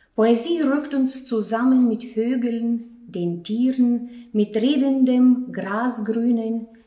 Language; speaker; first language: German; non-native, fluent; Lithuanian